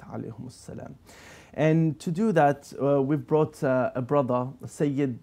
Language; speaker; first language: English; native; English